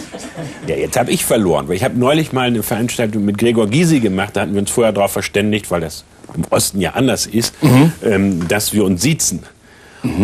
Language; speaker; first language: German; native; German